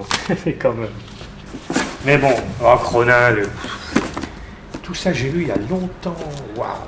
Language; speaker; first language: French; native; French